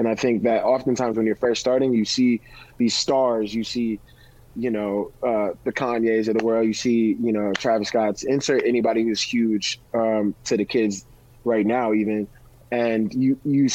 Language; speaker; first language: English; native; English